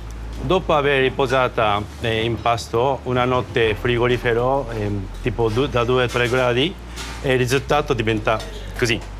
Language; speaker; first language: Italian; non-native, learner; Japanese